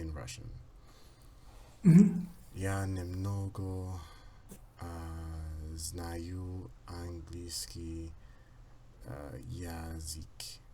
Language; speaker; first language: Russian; non-native, learner; English